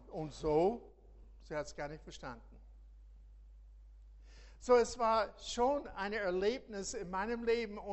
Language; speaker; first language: German; non-native, fluent; English